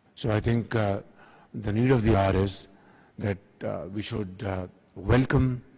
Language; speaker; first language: English; non-native, local second language; Urdu